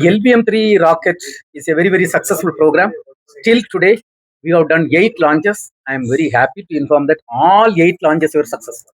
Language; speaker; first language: English; non-native, local second language; Tamil